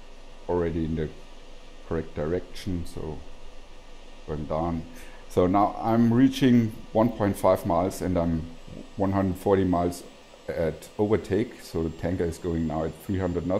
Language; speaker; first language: English; non-native, fluent; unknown